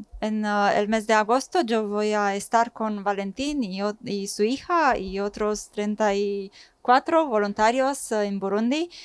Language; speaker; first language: Spanish; non-native, fluent; Romanian